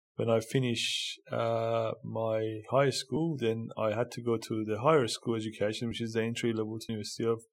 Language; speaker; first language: English; non-native, fluent; Persian